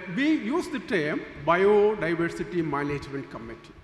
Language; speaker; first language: English; non-native, local second language; Malayalam